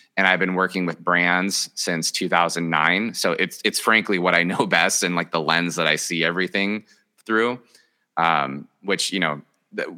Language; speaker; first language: English; early bilingual, other home language; Spanish